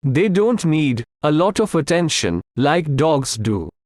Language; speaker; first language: English; non-native, local second language; Hindi